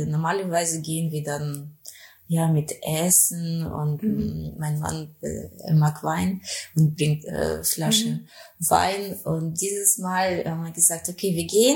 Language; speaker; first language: German; non-native, fluent; Russian